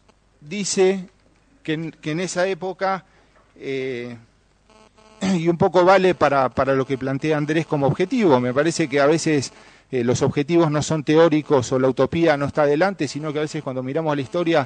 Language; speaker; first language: Spanish; native; Spanish